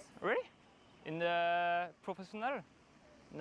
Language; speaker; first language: English; non-native, learner; French